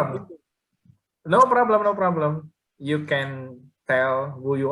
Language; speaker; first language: English; non-native, learner; Indonesian